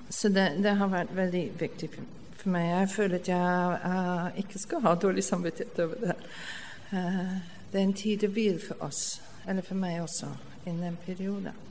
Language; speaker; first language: Norwegian; non-native, fluent; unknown